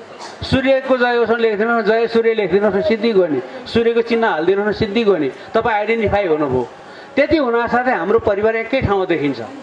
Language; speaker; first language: Nepali; native; Nepali